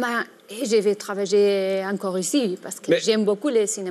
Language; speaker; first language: French; non-native, learner; Spanish